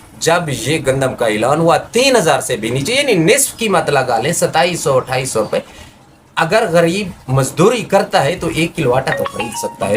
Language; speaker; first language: Urdu; non-native, local second language; Punjabi